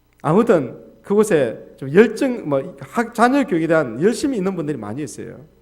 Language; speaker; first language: Korean; native; Korean